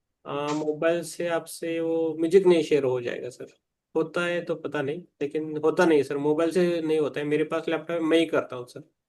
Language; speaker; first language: Hindi; native; Hindi